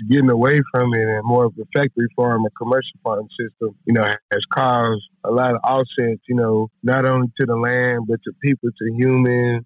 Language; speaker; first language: English; native; English